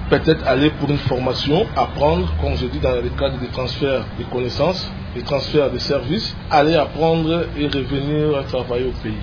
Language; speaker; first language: French; non-native, local second language; Lingala